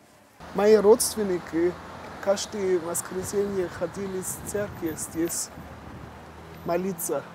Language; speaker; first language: Russian; non-native, learner; German